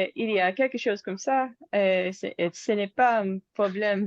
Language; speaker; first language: French; non-native, learner; English